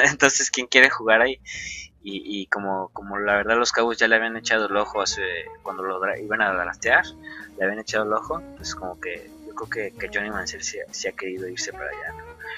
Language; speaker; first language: Spanish; native; Spanish